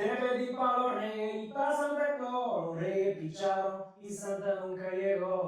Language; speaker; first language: Spanish; non-native, fluent; English